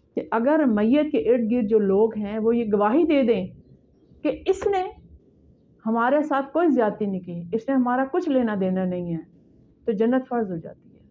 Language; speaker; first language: Urdu; native; Urdu